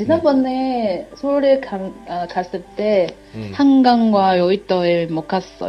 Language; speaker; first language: Korean; non-native, learner; Chinese